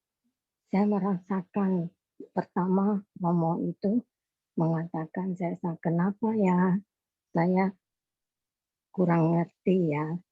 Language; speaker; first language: Indonesian; non-native, local second language; Chinese